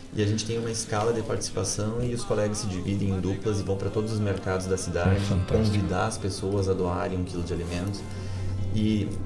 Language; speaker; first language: Portuguese; native; Portuguese